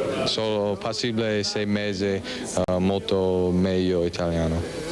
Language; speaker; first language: Italian; non-native, learner; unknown